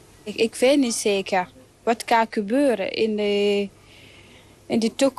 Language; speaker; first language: Dutch; non-native, learner; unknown